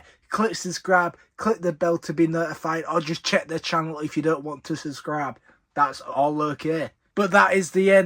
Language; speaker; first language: English; native; English